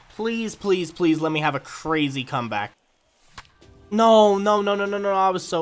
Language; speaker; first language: English; native; English